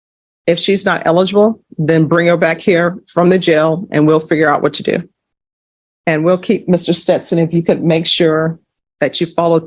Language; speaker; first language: English; native; English